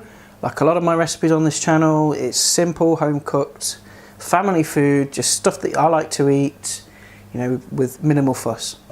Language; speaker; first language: English; native; English